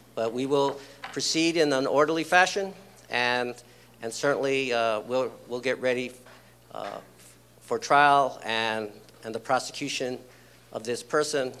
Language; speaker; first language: English; early bilingual, other home language; Spanish